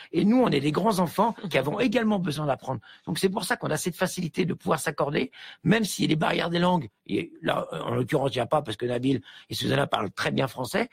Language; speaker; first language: French; native; French